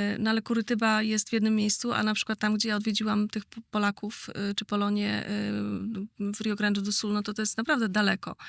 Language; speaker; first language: Polish; native; Polish